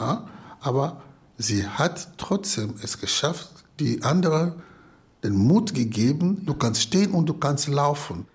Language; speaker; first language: German; non-native, learner; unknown